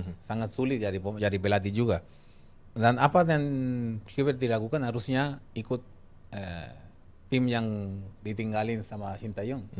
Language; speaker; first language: Indonesian; non-native, fluent; Spanish